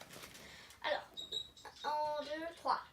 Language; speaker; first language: French; native; French